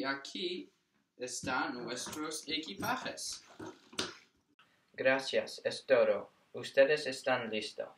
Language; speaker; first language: Spanish; non-native, learner; English